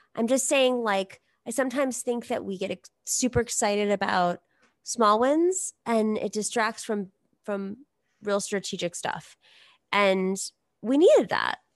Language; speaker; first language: English; native; English